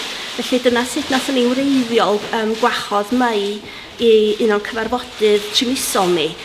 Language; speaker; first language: Welsh; native; Welsh